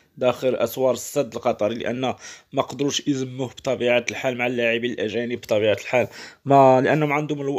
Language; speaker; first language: Arabic; native; Arabic